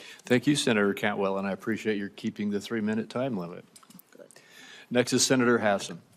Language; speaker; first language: English; native; English